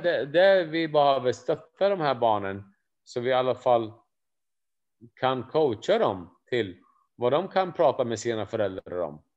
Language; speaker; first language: Swedish; non-native, fluent; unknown